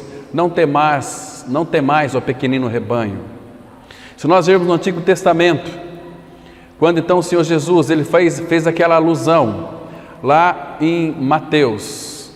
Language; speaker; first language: Portuguese; native; Portuguese